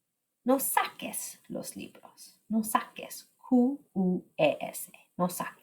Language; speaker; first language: Spanish; non-native, fluent; English